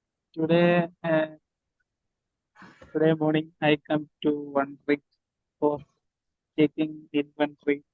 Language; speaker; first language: English; non-native, learner; Malayalam